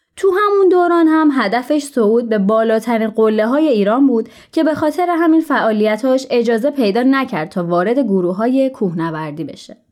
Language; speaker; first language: Persian; native; Persian